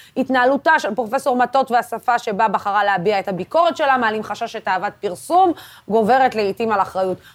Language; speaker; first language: Hebrew; non-native, local second language; Arabic